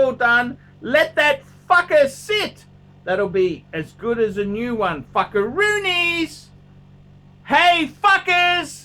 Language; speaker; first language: English; native; English